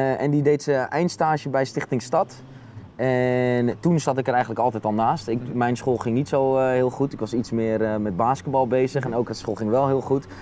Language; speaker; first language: Dutch; native; Dutch